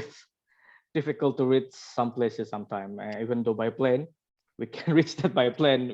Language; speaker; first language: English; non-native, learner; Indonesian